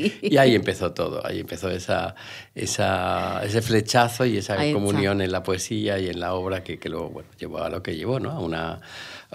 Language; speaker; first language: Spanish; native; Spanish